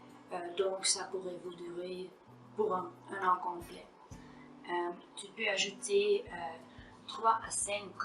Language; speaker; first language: French; non-native, fluent; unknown